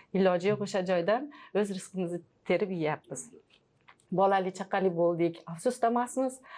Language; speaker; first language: Uzbek; native; Uzbek